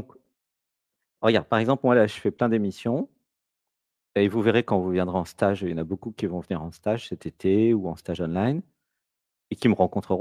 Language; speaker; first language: French; native; French